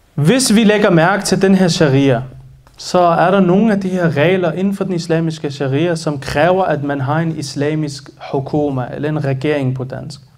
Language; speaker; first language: Danish; early bilingual, other home language; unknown